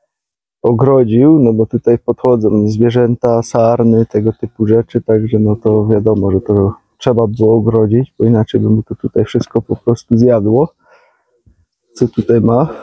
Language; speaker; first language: Polish; native; Polish